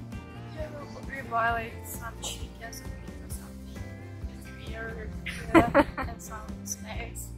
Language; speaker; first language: English; non-native, learner; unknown